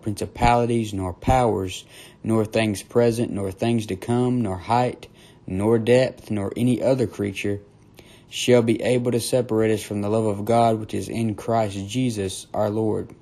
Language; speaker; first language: English; native; English